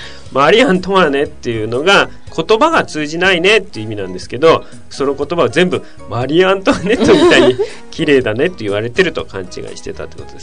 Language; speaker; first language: Japanese; native; Japanese